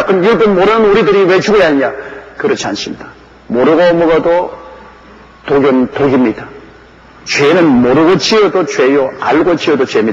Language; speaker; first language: Korean; native; Korean